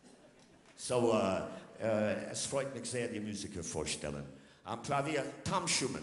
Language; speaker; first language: German; non-native, learner; English